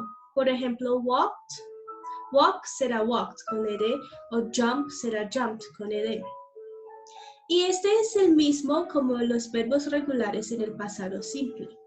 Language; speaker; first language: Spanish; non-native, fluent; English